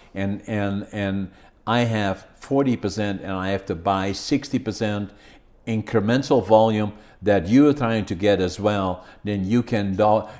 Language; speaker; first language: English; non-native, fluent; Dutch